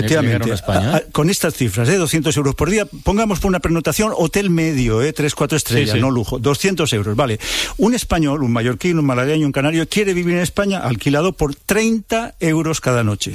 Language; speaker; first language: Spanish; native; Spanish